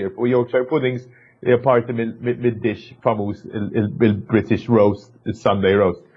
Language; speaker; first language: Maltese; early bilingual, other home language; English